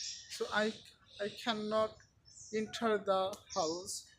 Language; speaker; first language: English; non-native, local second language; Bangla